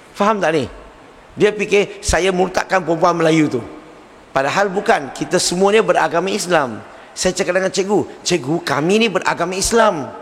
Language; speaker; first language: Malay; non-native, local second language; Chinese